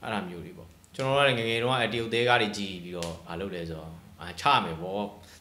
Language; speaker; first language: Burmese; native; Burmese